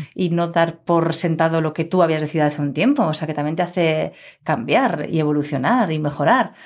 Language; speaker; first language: Spanish; native; Spanish